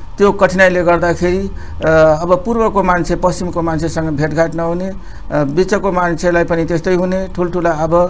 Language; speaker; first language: Nepali; non-native, local second language; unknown